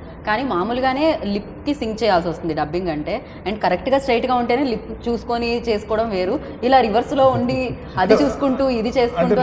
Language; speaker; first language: Telugu; native; Telugu